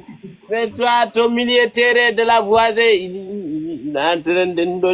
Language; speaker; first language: French; non-native, local second language; Bambara